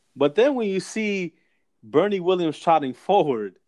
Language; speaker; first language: English; native; English